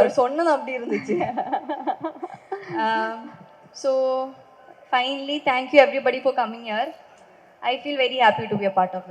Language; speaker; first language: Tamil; non-native, fluent; Malayalam